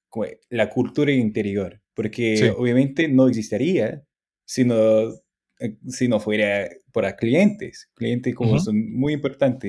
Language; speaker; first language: Spanish; non-native, fluent; English